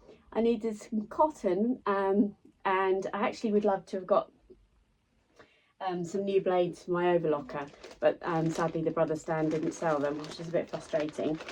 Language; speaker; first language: English; native; English